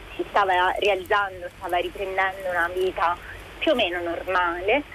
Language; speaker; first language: Italian; native; Italian